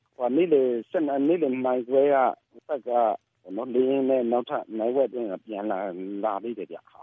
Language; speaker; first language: Burmese; non-native, local second language; Shwe Palaung